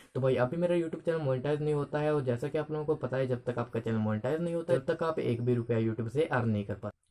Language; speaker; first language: Hindi; native; Hindi